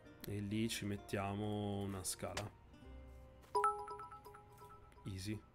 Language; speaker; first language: Italian; native; Italian